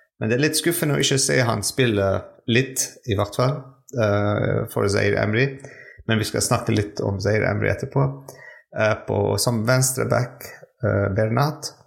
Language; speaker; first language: Norwegian; non-native, fluent; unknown